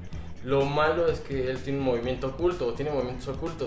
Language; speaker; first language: Spanish; native; Spanish